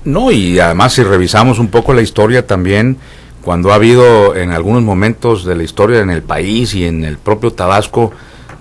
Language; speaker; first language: Spanish; native; Spanish